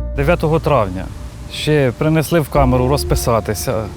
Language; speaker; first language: Ukrainian; native; Ukrainian